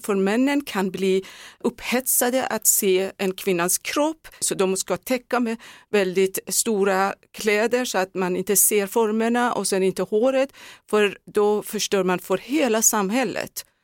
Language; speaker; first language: Swedish; non-native, fluent; Persian